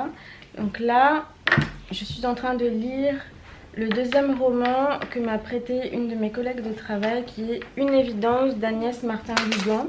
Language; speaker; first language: French; native; French